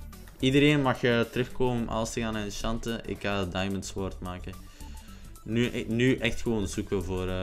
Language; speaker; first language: Dutch; native; Dutch